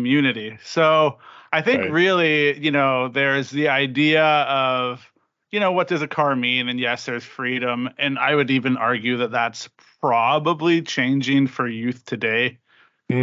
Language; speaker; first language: English; native; English